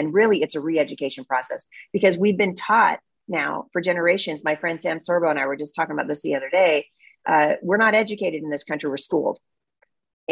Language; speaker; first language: English; native; English